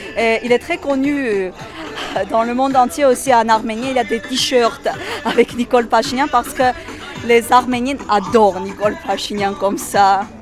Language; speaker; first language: French; non-native, fluent; Armenian